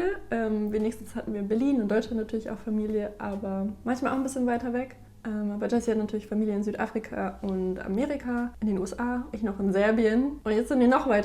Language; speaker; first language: German; native; German